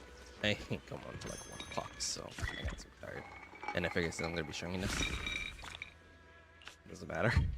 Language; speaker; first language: English; native; English